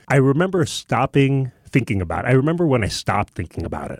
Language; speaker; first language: English; early bilingual, other home language; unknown